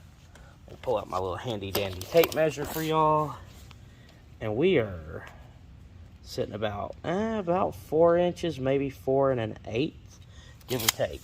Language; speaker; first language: English; native; English